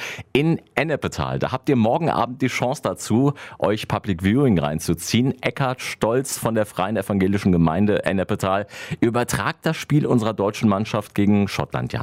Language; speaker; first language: German; native; German